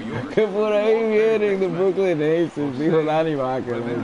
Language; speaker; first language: Spanish; early bilingual, heritage; Spanish